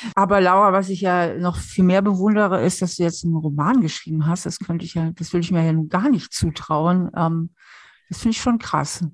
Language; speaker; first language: German; native; German